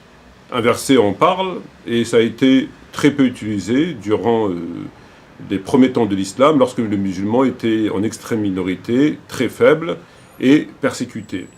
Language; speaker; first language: French; native; French